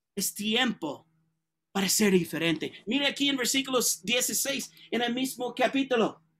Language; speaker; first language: Spanish; non-native, learner; English